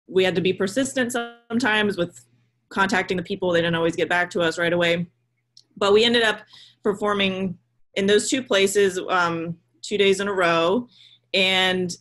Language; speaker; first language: English; native; English